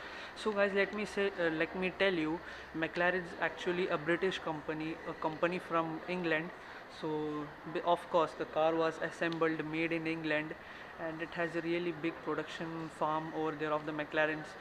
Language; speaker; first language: English; non-native, fluent; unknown